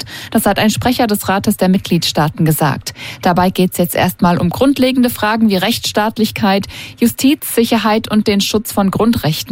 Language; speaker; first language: German; native; German